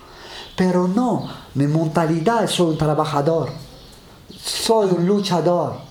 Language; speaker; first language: Spanish; non-native, learner; Arabic